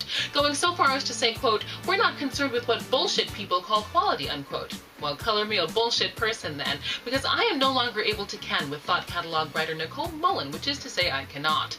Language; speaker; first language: English; native; English